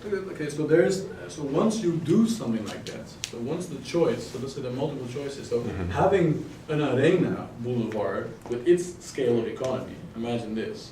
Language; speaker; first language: English; non-native, fluent; Dutch